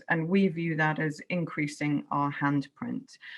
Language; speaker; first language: English; native; English